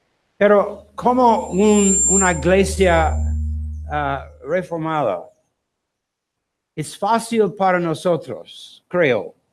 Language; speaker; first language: Spanish; non-native, learner; English